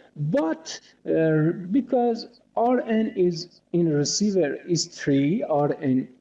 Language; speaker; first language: English; non-native, fluent; Persian